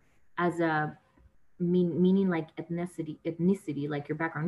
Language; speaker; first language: English; non-native, fluent; Spanish